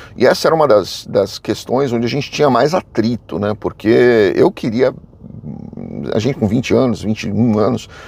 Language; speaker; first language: Portuguese; native; Portuguese